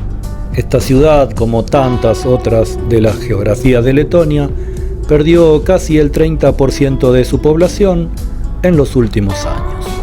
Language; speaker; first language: Spanish; native; Spanish